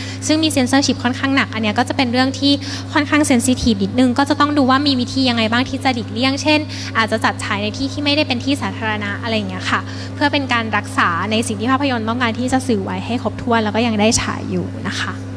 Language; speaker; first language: Thai; native; Thai